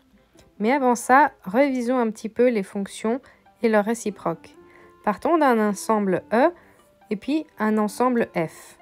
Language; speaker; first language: French; native; French